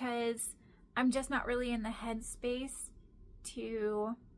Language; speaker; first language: English; native; English